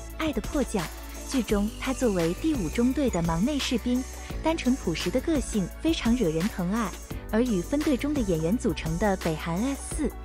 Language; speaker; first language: Chinese; native; Chinese